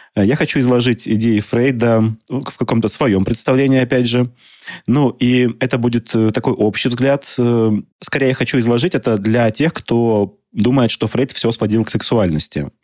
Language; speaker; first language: Russian; native; Russian